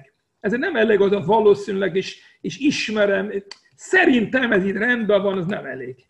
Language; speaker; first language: Hungarian; non-native, fluent; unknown